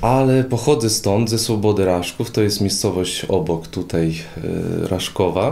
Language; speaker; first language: Polish; non-native, fluent; Russian